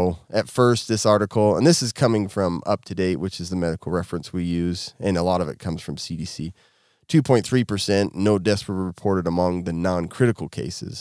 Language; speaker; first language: English; native; English